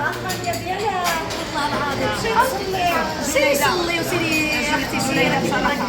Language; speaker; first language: Arabic; native; Arabic